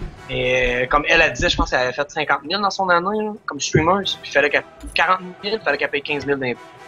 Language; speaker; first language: French; native; French